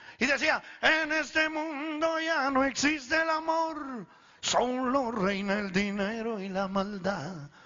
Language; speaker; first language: Spanish; early bilingual, other home language; Italian